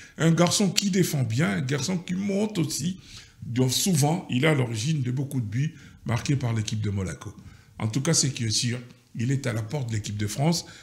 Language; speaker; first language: French; non-native, local second language; Lingala